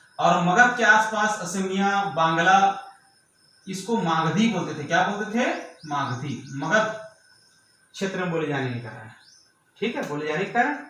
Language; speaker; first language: Hindi; native; Hindi